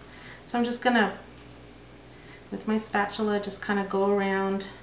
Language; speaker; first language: English; native; English